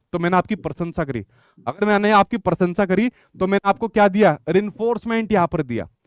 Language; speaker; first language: Hindi; native; Hindi